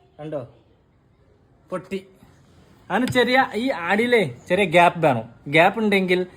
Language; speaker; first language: Malayalam; non-native, fluent; Bangla